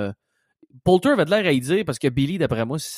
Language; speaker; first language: French; native; French